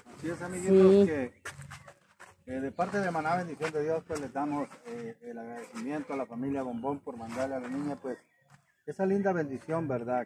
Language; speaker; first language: Spanish; native; Spanish